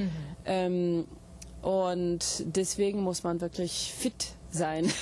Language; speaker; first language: German; non-native, fluent; English